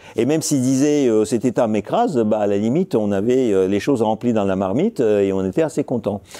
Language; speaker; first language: French; non-native, fluent; Russian